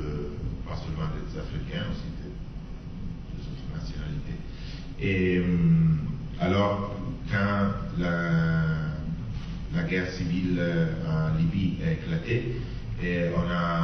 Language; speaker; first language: French; non-native, fluent; Italian